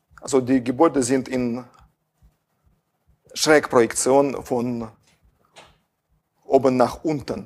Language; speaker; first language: German; non-native, fluent; Russian